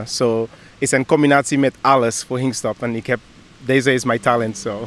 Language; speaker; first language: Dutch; non-native, learner; English